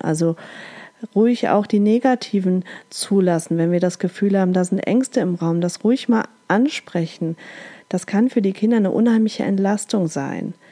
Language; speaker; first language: German; native; German